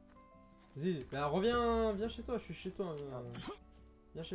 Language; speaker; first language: French; native; French